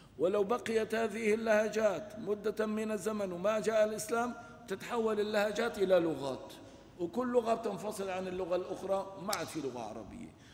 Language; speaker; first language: Arabic; non-native, local second language; Kurdish